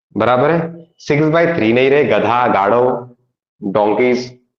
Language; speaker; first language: Hindi; non-native, local second language; Marathi